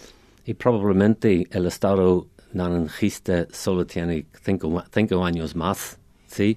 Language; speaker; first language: Spanish; non-native, fluent; English